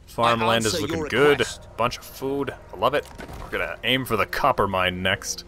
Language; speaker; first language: English; native; English